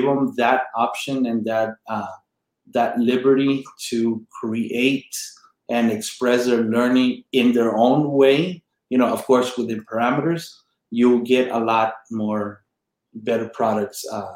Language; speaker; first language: English; native; English